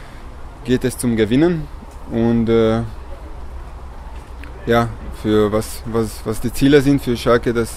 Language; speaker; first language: German; non-native, learner; Hungarian